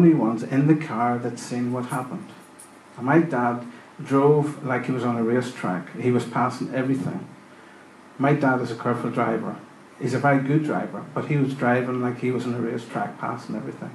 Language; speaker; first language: English; native; English